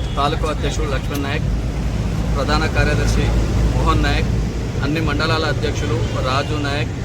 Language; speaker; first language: Telugu; non-native, local second language; Lambadi